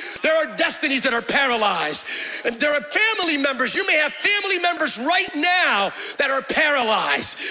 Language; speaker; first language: English; early bilingual, other home language; Spanish